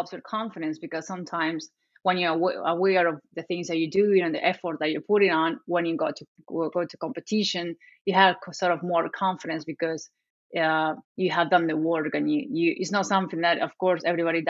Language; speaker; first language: English; non-native, fluent; Spanish